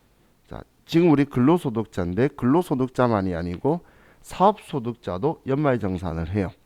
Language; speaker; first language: Korean; native; Korean